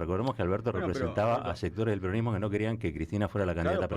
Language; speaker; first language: Spanish; native; Spanish